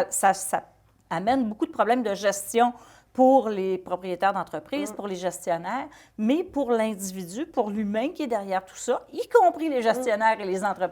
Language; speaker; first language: French; native; French